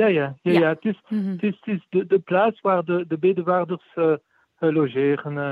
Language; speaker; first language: Dutch; non-native, fluent; French